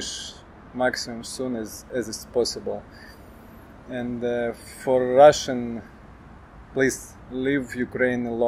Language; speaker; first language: English; non-native, learner; Ukrainian